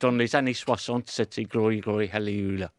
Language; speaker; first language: French; non-native, fluent; English